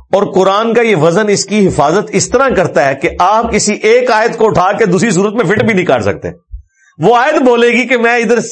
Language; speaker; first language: Urdu; non-native, local second language; Punjabi